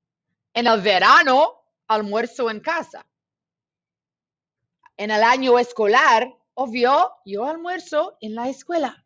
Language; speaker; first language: Spanish; non-native, fluent; English